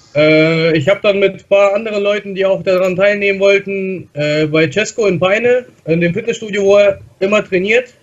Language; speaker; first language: German; non-native, fluent; Russian